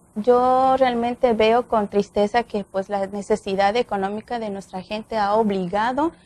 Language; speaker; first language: Spanish; native; Spanish